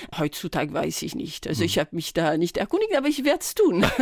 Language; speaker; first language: German; non-native, fluent; French